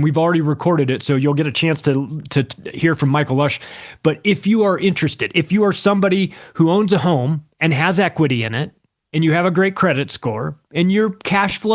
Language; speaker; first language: English; native; English